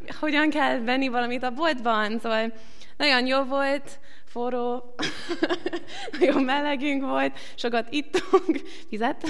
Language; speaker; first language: Hungarian; non-native, learner; English